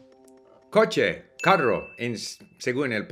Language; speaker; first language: Spanish; non-native, fluent; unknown